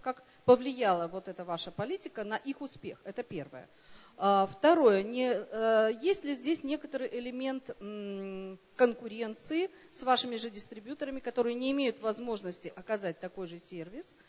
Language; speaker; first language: Russian; native; Russian